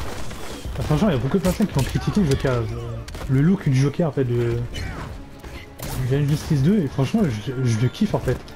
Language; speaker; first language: French; native; French